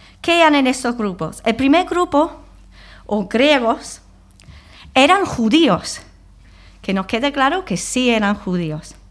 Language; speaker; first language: Spanish; non-native, fluent; English